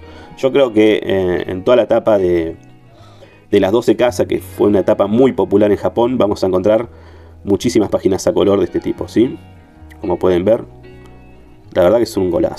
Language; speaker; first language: Spanish; native; Spanish